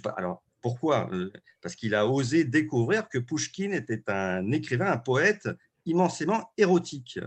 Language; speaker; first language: French; early bilingual, other home language; Russian